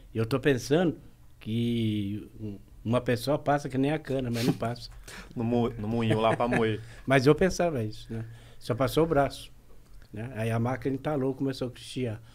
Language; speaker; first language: Portuguese; native; Portuguese